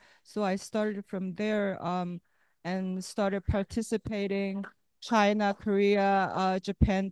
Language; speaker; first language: English; non-native, fluent; Korean